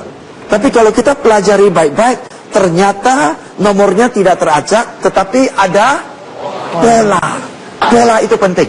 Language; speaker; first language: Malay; non-native, fluent; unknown